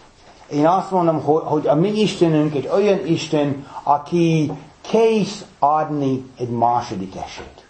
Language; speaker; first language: Hungarian; non-native, fluent; English